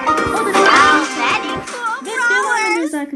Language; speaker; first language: Turkish; native; Turkish